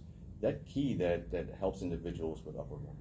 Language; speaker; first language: English; native; English